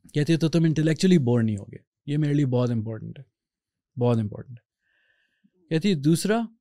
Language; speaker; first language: Urdu; native; Urdu